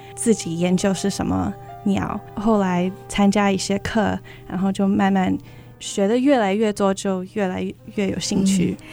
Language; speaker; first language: Chinese; early bilingual, heritage; Chinese